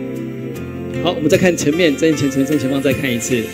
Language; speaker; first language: Chinese; native; Chinese